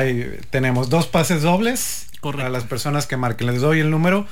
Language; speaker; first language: Spanish; native; Spanish